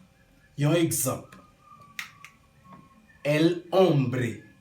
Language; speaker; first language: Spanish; non-native, learner; Haitian Creole